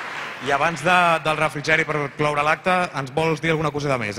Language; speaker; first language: Catalan; native; Catalan